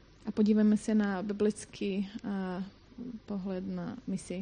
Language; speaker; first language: Czech; non-native, fluent; Croatian